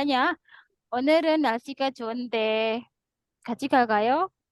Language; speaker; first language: Korean; non-native, fluent; Indonesian